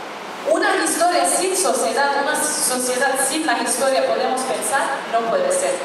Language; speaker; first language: Spanish; non-native, fluent; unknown